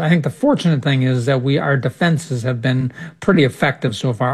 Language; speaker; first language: English; native; English